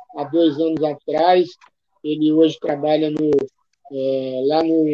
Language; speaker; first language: Portuguese; native; Portuguese